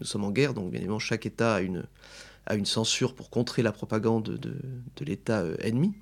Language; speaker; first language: French; native; French